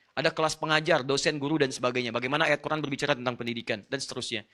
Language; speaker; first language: Indonesian; non-native, fluent; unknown